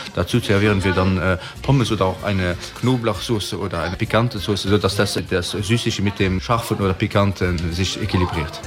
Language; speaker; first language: German; non-native, local second language; Luxembourgish